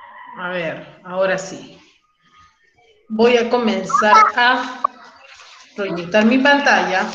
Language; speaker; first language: Spanish; native; Spanish